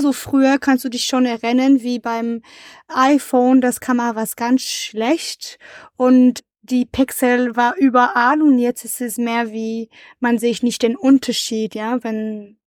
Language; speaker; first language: German; non-native, learner; French